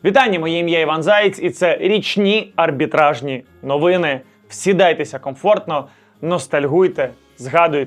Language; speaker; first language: Ukrainian; native; Ukrainian